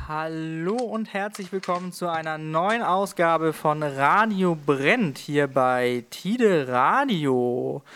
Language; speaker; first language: German; native; German